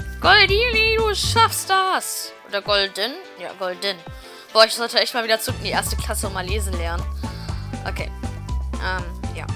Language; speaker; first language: German; native; German